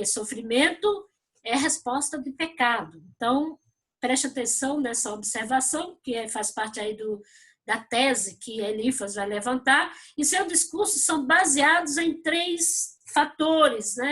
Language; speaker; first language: Portuguese; native; Portuguese